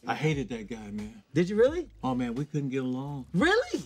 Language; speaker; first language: English; native; English